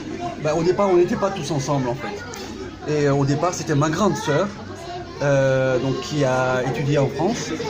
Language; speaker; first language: French; early bilingual, heritage; French